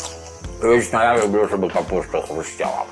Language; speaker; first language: Russian; native; Russian